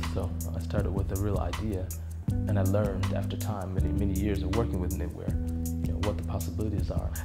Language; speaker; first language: English; native; English